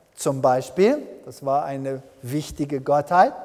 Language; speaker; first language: German; early bilingual, heritage; German